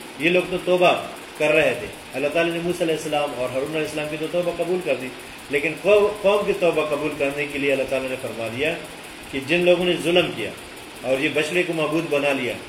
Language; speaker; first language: Urdu; native; Urdu